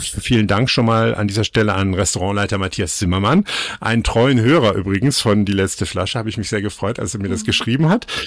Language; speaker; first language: German; native; German